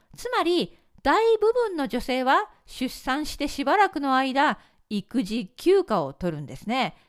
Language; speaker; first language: Japanese; native; Japanese